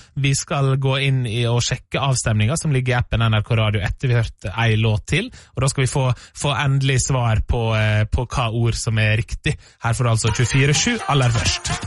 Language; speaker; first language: Norwegian; native; Norwegian